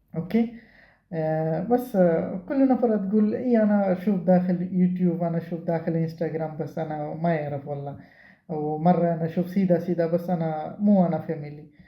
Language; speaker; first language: Arabic; non-native, learner; Bangla